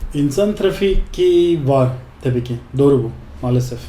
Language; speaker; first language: Turkish; non-native, fluent; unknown